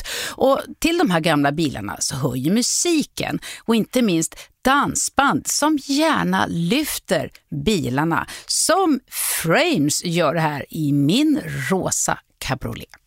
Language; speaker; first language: Swedish; native; Swedish